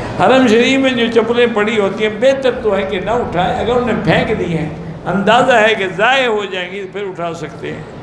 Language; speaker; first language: Urdu; early bilingual, heritage; Urdu